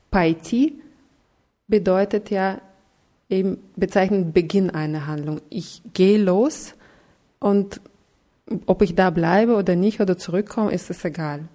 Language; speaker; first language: German; non-native, fluent; Russian